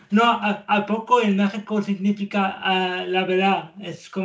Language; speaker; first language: Spanish; non-native, learner; German